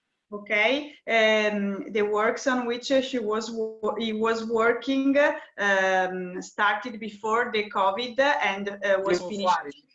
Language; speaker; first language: English; non-native, fluent; Italian